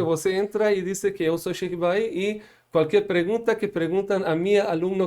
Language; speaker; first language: Portuguese; non-native, learner; Persian